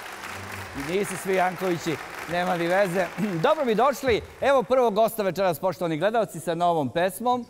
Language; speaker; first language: Serbian; native; Serbian